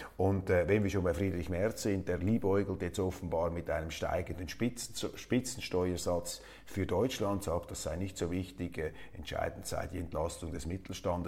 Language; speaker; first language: German; native; German